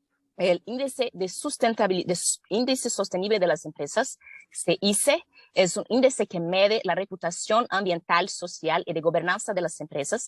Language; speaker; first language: Spanish; non-native, fluent; Portuguese